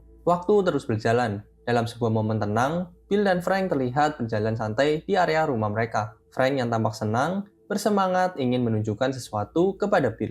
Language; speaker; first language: Indonesian; native; Indonesian